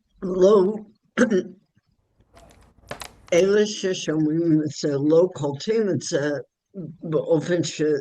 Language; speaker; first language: Hebrew; non-native, learner; English